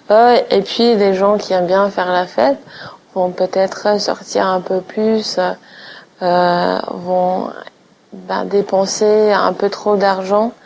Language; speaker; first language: French; non-native, fluent; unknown